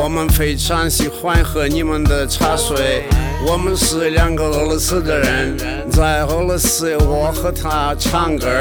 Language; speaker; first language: Chinese; non-native, learner; Russian